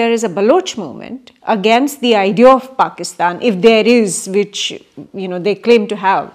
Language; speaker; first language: English; non-native, local second language; Kashmiri